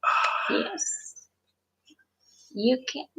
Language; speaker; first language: English; non-native, learner; Ukrainian